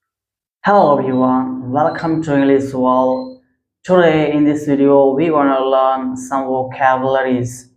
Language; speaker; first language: English; non-native, local second language; Hindi